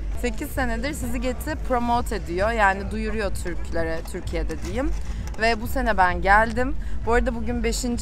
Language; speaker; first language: Turkish; native; Turkish